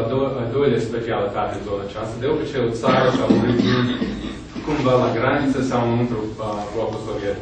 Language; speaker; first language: Romanian; non-native, fluent; English